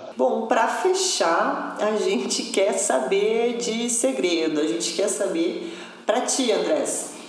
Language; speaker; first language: Portuguese; native; Portuguese